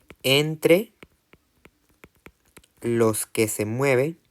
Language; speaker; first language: Spanish; native; Spanish